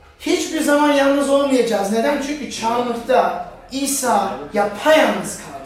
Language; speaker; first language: Turkish; non-native, fluent; German